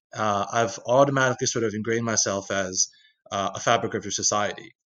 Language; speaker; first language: English; native; English